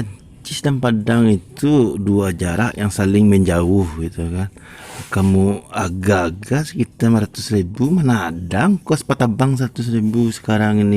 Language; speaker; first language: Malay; non-native, local second language; Minangkabau